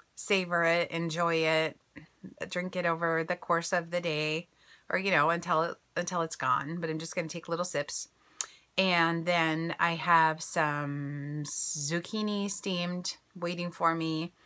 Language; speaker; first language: English; native; English